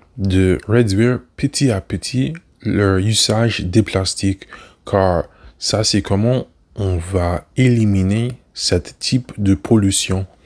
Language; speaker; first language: French; non-native, learner; English